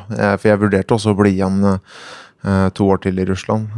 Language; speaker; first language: Norwegian; native; Norwegian